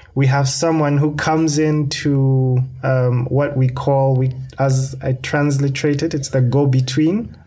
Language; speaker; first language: English; non-native, local second language; Ganda